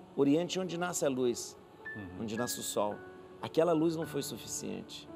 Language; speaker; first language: Portuguese; native; Portuguese